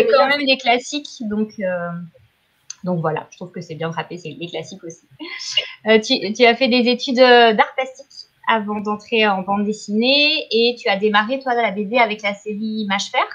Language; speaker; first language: French; native; French